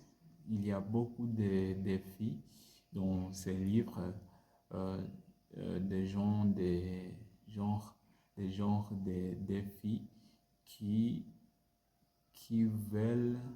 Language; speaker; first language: French; non-native, learner; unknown